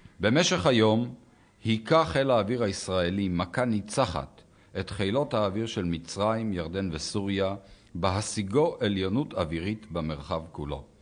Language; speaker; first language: Hebrew; native; Hebrew